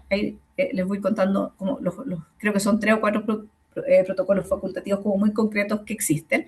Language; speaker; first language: Spanish; native; Spanish